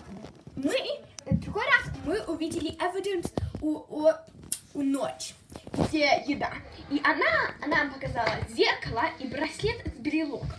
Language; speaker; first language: Russian; early bilingual, heritage; Russian